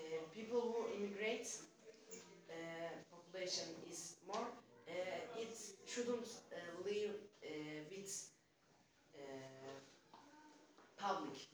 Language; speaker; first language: English; non-native, learner; Turkish